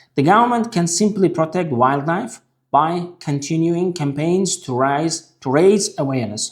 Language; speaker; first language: English; non-native, fluent; Uzbek